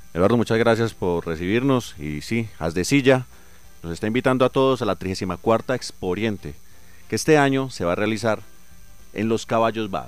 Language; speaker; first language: Spanish; native; Spanish